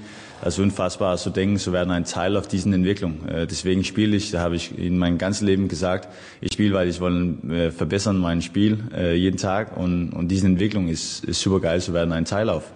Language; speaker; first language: German; non-native, fluent; Danish